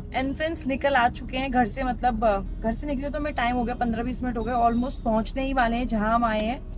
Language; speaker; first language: Hindi; native; Hindi